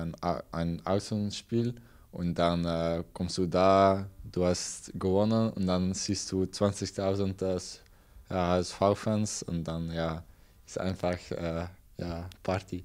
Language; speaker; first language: German; non-native, learner; Dutch